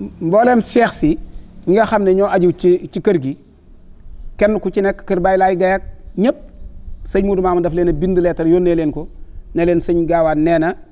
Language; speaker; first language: Wolof; native; Wolof